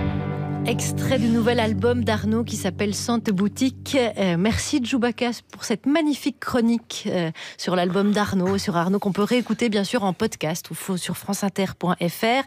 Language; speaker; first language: French; native; French